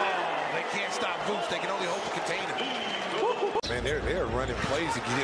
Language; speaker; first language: English; native; English